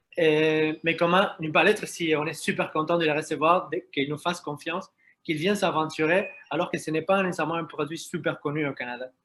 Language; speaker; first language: French; non-native, fluent; Spanish